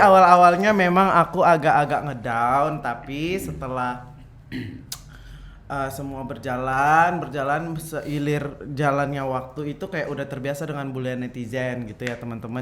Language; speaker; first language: Indonesian; native; Indonesian